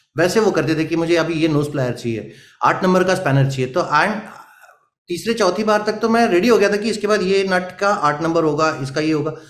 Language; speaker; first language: Hindi; native; Hindi